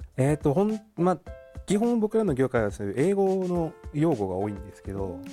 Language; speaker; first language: Japanese; non-native, fluent; French